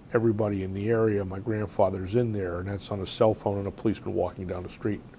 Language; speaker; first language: English; native; English